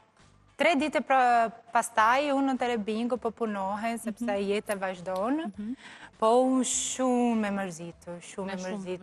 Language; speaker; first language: Albanian; non-native, learner; Portuguese